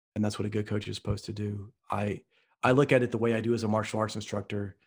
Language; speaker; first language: English; native; English